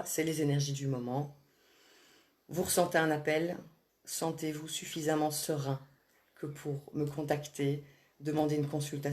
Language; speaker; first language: French; native; French